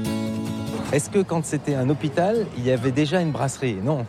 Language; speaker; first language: French; native; French